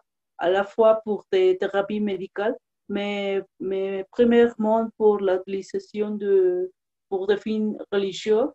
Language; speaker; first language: French; non-native, learner; Spanish